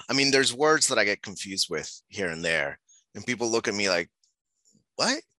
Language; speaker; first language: English; non-native, fluent; Spanish